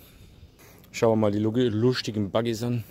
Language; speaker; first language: German; native; German